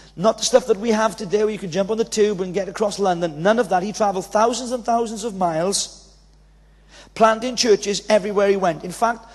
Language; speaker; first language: English; native; English